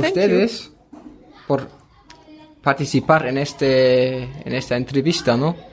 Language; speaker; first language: Spanish; non-native, learner; German